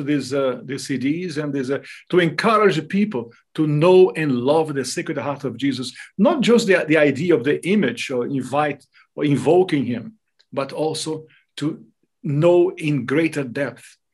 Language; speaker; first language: English; non-native, fluent; Portuguese